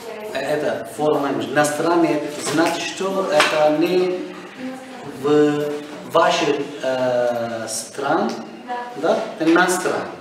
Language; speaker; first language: Russian; non-native, learner; Turkish